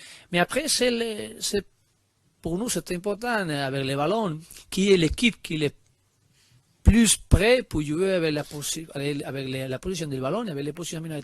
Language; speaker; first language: French; non-native, learner; Spanish